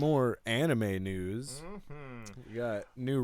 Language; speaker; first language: English; native; English